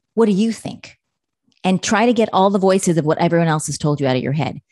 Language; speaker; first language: English; native; English